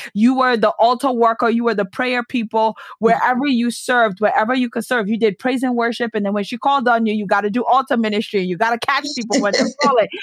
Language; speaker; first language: English; early bilingual, other home language; Yoruba